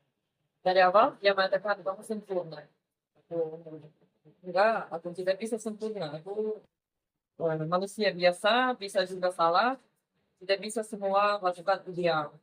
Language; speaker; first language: Indonesian; non-native, learner; Russian